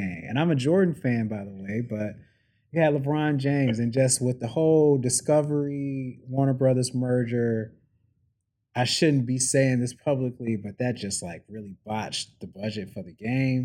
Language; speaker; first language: English; native; English